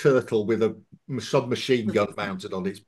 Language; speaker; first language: English; native; English